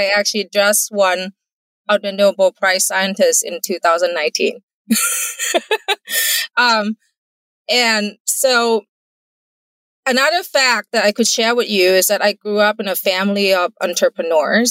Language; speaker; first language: English; non-native, fluent; Thai